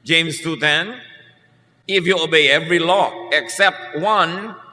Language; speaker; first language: English; non-native, local second language; Filipino